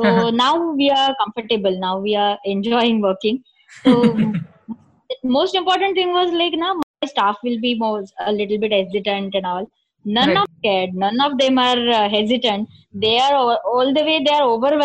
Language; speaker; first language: English; non-native, local second language; Marathi